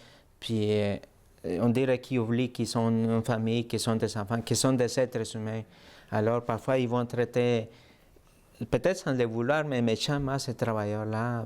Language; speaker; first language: French; native; French